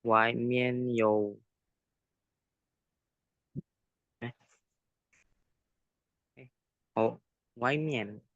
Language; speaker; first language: Chinese; non-native, learner; Indonesian